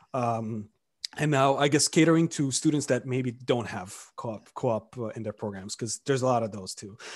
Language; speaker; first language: English; early bilingual, other home language; Romanian